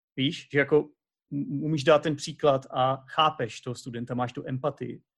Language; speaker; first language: Czech; native; Czech